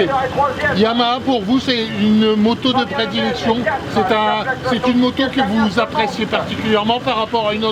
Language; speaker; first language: French; native; French